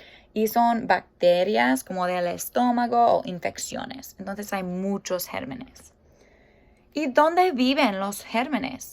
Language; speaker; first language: Spanish; non-native, fluent; English